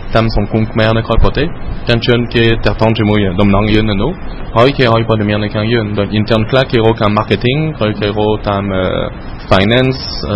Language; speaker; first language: Khmer; early bilingual, heritage; Khmer